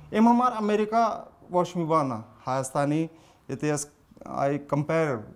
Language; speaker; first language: Armenian; non-native, learner; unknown